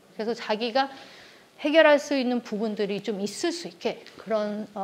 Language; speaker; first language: Korean; early bilingual, heritage; Korean